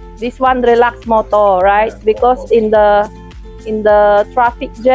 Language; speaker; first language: English; non-native, local second language; Filipino